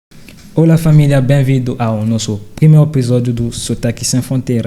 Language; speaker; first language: Portuguese; non-native, fluent; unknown